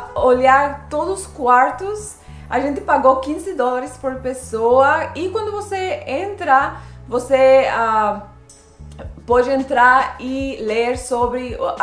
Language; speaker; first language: Portuguese; non-native, fluent; Spanish